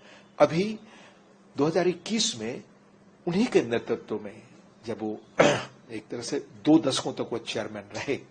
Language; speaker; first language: Hindi; native; Hindi